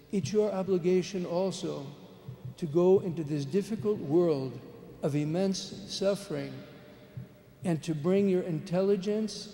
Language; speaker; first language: English; native; English